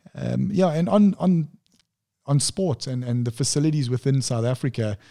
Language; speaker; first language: English; native; English